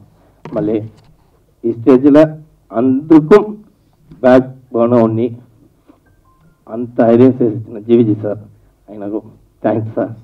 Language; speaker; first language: Telugu; non-native, learner; Tamil